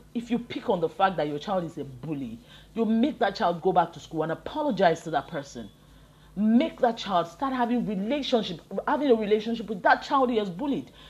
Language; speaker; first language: English; non-native, local second language; Yoruba